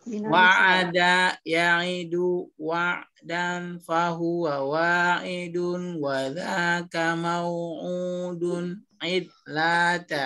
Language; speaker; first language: Arabic; non-native, fluent; Indonesian